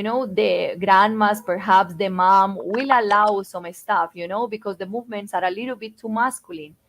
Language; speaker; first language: English; non-native, fluent; Spanish